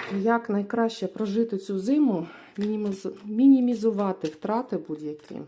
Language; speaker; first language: Ukrainian; non-native, local second language; Russian